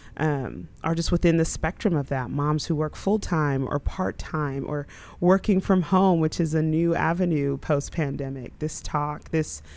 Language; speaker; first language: English; early bilingual, other home language; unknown